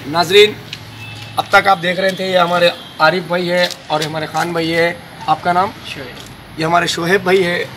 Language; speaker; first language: Hindi; non-native, local second language; Urdu